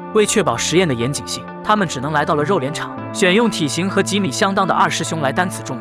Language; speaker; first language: Chinese; native; Chinese